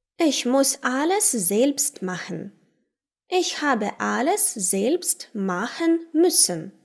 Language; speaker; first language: German; non-native, fluent; Ukrainian